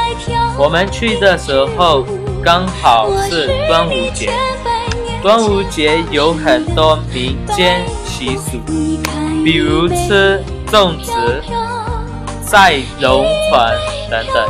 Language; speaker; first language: Chinese; non-native, learner; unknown